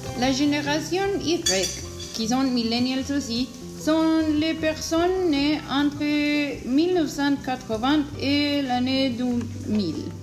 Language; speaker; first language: French; non-native, learner; Spanish